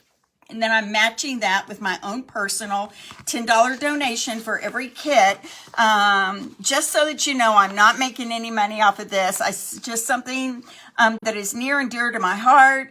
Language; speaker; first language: English; native; English